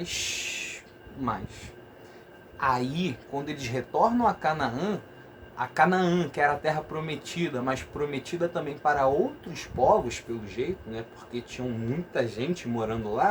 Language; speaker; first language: Portuguese; native; Portuguese